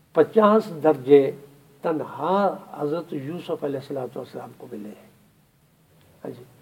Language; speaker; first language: Urdu; non-native, local second language; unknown